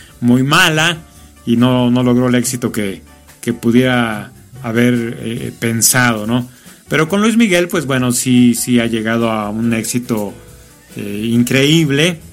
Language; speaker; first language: Spanish; native; Spanish